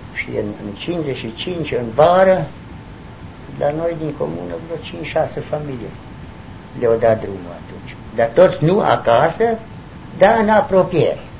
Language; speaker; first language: Romanian; non-native, local second language; German